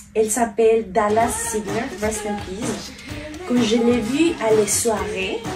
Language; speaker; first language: French; non-native, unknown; Spanish